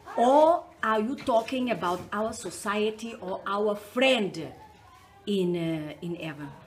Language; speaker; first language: English; non-native, learner; Portuguese